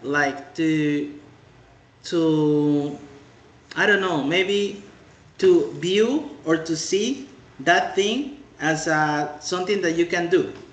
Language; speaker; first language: English; non-native, fluent; Spanish